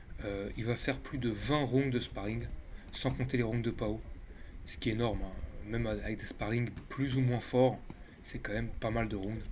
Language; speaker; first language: French; native; French